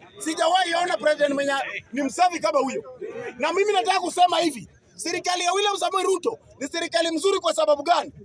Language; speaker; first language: Swahili; non-native, local second language; Luo (Kenya and Tanzania)